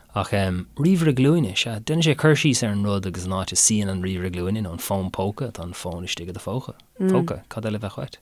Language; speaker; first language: Irish; non-native, local second language; English